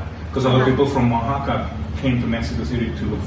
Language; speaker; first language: English; non-native, fluent; Spanish